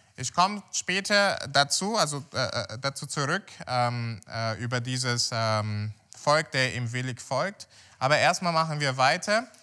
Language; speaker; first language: German; non-native, fluent; Portuguese